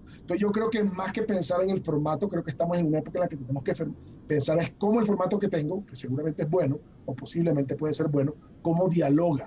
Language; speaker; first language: Spanish; native; Spanish